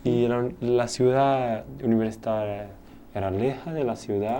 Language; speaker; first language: Spanish; non-native, learner; Portuguese